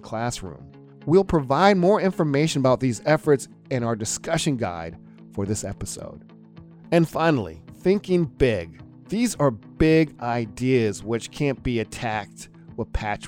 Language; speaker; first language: English; native; English